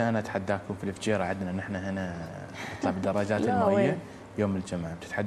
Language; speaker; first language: Arabic; native; Arabic